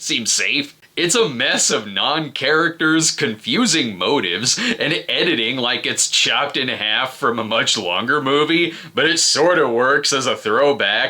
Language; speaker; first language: English; native; English